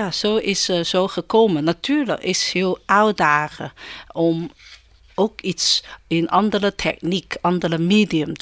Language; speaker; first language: Dutch; non-native, learner; Chinese